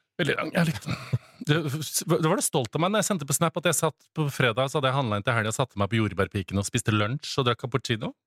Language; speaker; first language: Norwegian; native; Norwegian